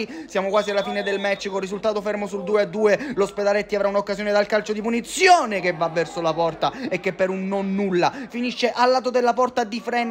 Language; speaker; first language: Italian; native; Italian